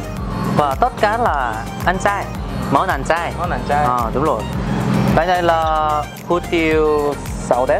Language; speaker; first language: Vietnamese; non-native, learner; Korean